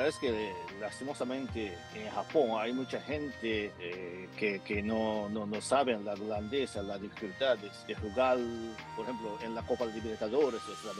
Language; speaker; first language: Spanish; non-native, fluent; Japanese